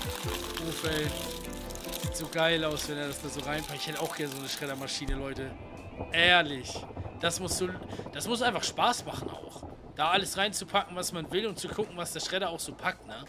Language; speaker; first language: German; native; German